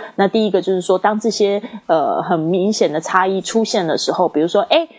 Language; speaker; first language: Chinese; native; Chinese